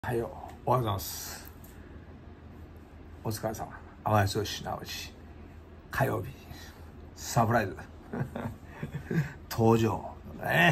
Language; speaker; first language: Japanese; native; Japanese